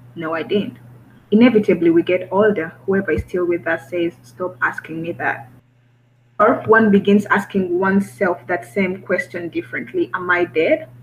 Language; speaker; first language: English; non-native, local second language; Kinyarwanda